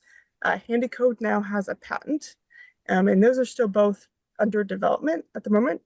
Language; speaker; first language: English; native; English